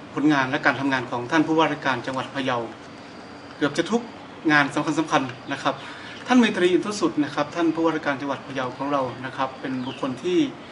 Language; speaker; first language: Thai; native; Thai